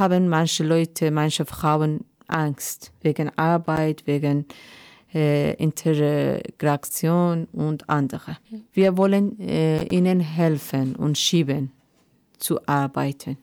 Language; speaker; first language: German; non-native, learner; Persian